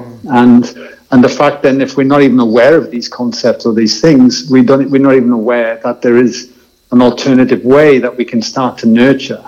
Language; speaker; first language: English; native; English